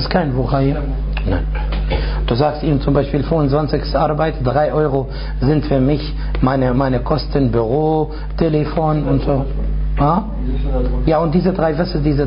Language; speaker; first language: German; non-native, fluent; Arabic